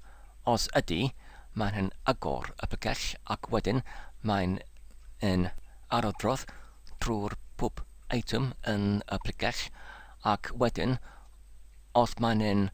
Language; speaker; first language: Welsh; non-native, learner; English